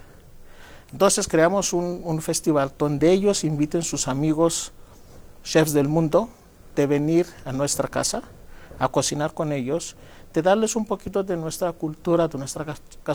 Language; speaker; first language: Spanish; non-native, fluent; Greek